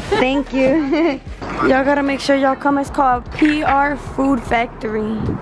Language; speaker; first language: English; native; English